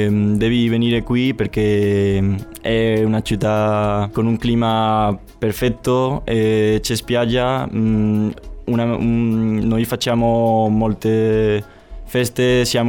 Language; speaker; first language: Italian; non-native, learner; Spanish